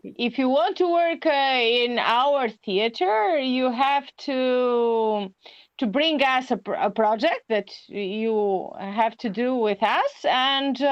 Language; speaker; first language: English; non-native, learner; Albanian